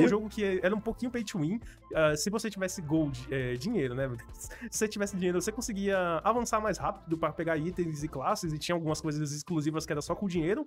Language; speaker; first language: Portuguese; native; Portuguese